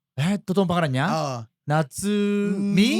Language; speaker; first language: Filipino; non-native, learner; Japanese